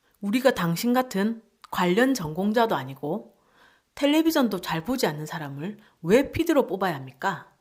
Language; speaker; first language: Korean; native; Korean